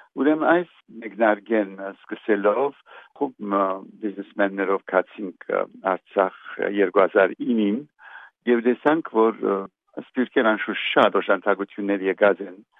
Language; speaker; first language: Armenian; native; Armenian